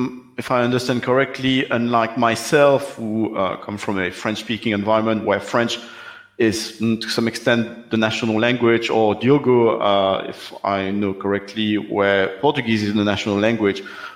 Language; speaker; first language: English; non-native, fluent; French